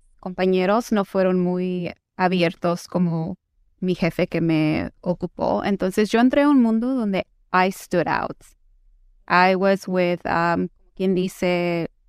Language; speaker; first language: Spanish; early bilingual, heritage; Spanish